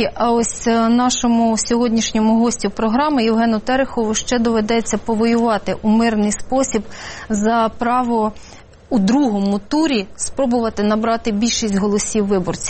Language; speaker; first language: Ukrainian; native; Ukrainian